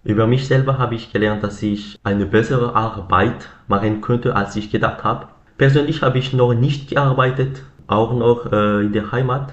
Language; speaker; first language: German; non-native, learner; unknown